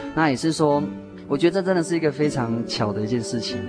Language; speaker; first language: Chinese; native; Chinese